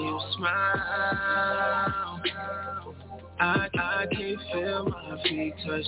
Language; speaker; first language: English; native; English